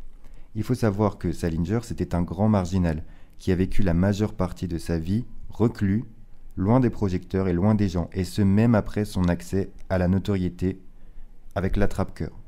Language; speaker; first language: French; native; French